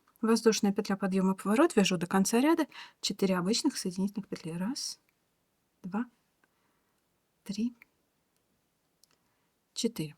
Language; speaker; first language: Russian; native; Russian